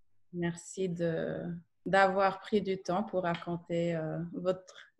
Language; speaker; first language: French; non-native, fluent; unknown